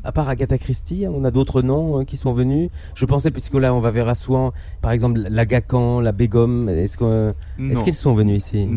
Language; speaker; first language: French; native; French